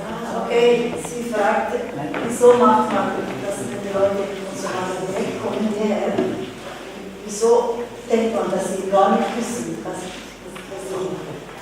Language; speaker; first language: German; non-native, learner; Somali